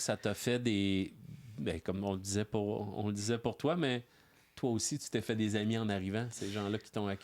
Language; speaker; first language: French; native; French